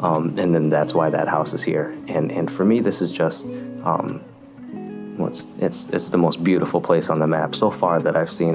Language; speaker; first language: English; native; English